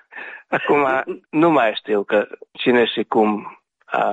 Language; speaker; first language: Romanian; non-native, local second language; Hungarian